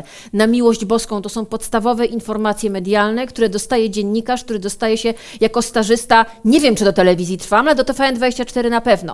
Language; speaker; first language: Polish; native; Polish